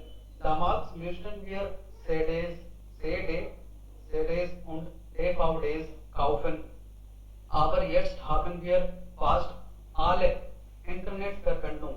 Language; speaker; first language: German; non-native, learner; Hindi